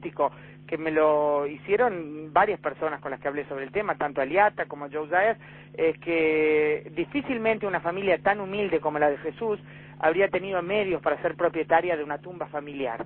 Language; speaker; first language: Spanish; native; Spanish